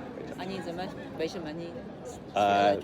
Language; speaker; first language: Chinese; non-native, fluent; Czech